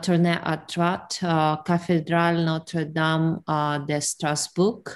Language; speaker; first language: French; non-native, learner; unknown